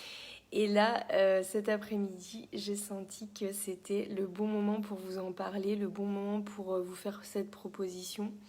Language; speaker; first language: French; native; French